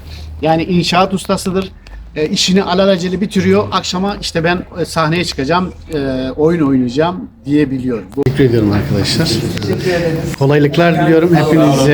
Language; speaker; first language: Turkish; native; Turkish